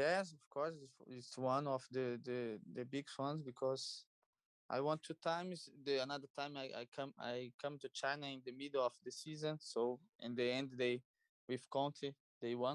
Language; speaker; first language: English; non-native, learner; Portuguese